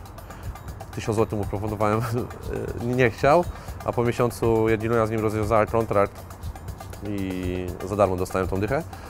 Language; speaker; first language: Polish; native; Polish